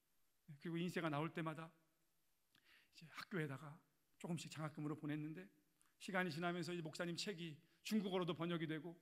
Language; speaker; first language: Korean; native; Korean